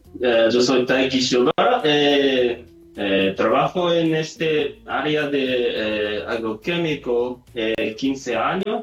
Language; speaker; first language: Spanish; non-native, learner; Japanese